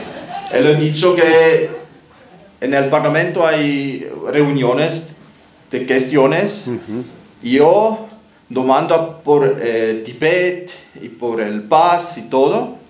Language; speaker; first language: Spanish; non-native, learner; German